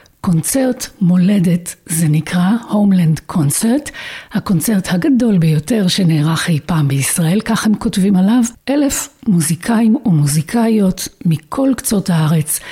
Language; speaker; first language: Hebrew; native; Hebrew